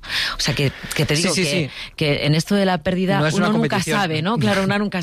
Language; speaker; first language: Spanish; native; Spanish